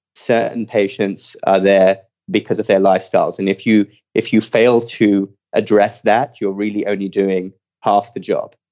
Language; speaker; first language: English; native; English